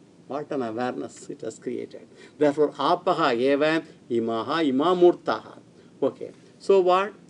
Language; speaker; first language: English; non-native, local second language; Tamil